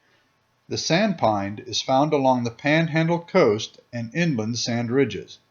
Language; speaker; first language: English; native; English